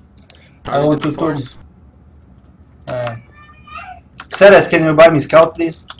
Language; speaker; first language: English; non-native, learner; Polish